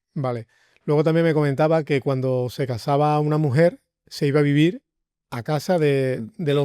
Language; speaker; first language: Spanish; native; Spanish